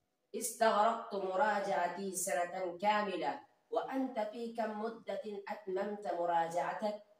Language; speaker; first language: Arabic; non-native, learner; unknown